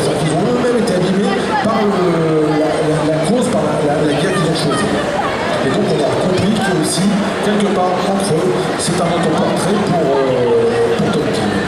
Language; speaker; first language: French; native; French